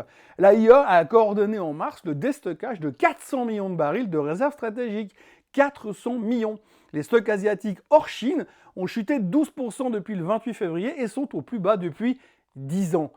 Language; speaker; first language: French; native; French